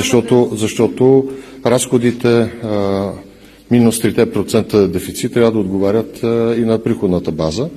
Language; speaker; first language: Bulgarian; native; Bulgarian